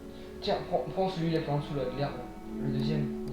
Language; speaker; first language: French; native; French